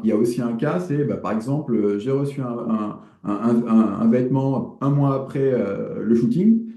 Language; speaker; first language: French; native; French